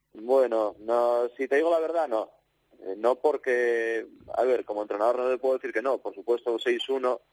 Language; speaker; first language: Spanish; native; Spanish